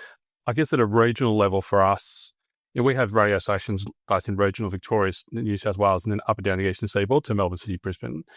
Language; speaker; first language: English; native; English